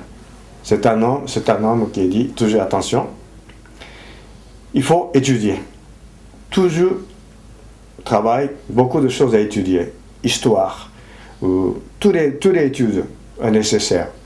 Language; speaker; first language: French; non-native, fluent; Japanese